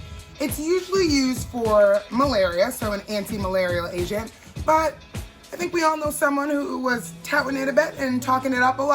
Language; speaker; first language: English; native; English